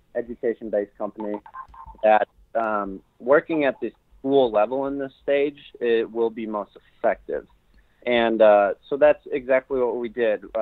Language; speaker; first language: English; native; English